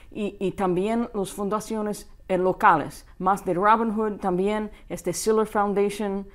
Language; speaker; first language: Spanish; non-native, fluent; English